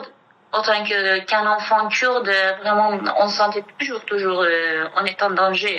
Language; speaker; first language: French; non-native, fluent; Kurdish